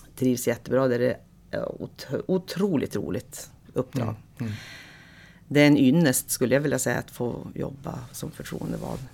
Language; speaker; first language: Swedish; native; Swedish